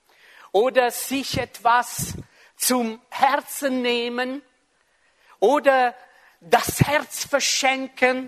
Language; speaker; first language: German; non-native, fluent; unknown